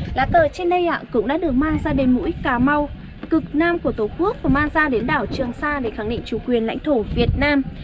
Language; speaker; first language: Vietnamese; non-native, local second language; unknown